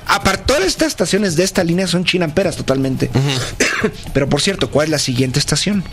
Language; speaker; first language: Spanish; native; Spanish